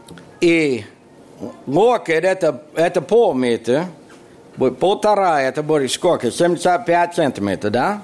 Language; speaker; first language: Russian; non-native, fluent; English